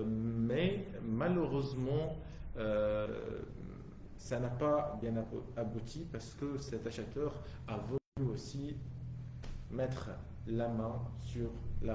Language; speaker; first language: French; non-native, local second language; Arabic